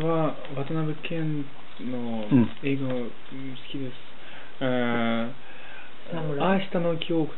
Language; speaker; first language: Japanese; non-native, learner; Russian